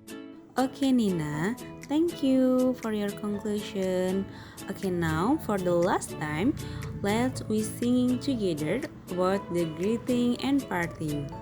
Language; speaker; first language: English; non-native, learner; Indonesian